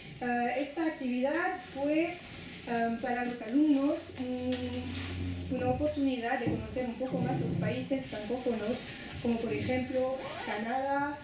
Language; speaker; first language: Spanish; non-native, fluent; French